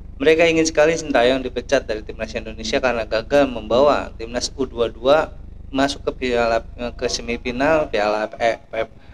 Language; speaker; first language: Indonesian; native; Indonesian